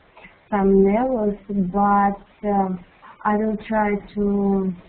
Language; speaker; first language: English; non-native, learner; Russian